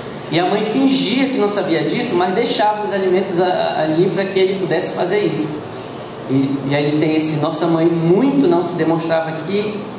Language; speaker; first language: Portuguese; native; Portuguese